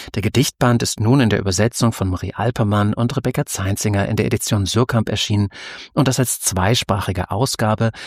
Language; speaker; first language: German; native; German